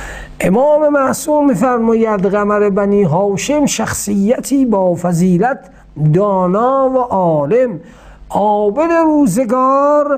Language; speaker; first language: Persian; native; Persian